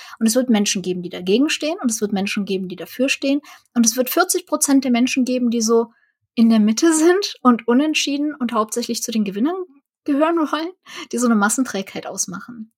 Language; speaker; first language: German; early bilingual, other home language; Russian